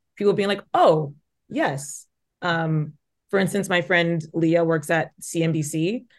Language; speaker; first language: English; native; English